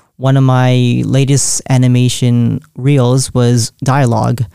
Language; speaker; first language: English; native; English